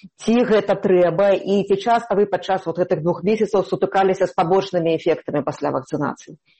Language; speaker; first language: Belarusian; native; Belarusian